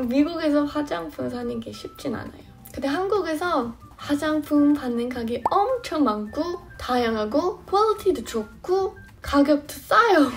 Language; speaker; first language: Korean; non-native, fluent; English